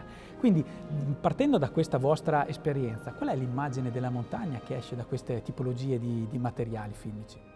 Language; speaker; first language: Italian; native; Italian